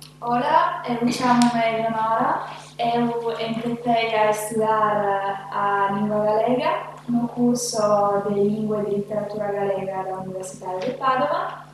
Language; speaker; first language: Galician; non-native, learner; Italian